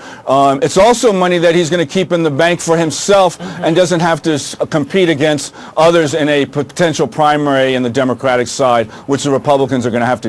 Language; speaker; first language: English; native; English